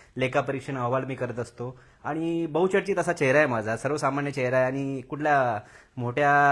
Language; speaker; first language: Marathi; native; Marathi